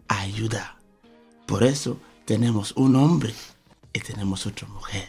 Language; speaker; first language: Spanish; non-native, fluent; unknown